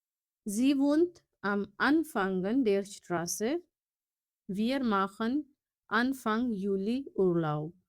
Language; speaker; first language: German; non-native, fluent; Urdu